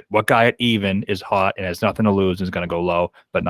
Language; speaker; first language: English; native; English